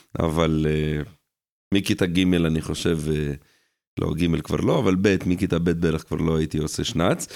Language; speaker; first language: Hebrew; early bilingual, other home language; Russian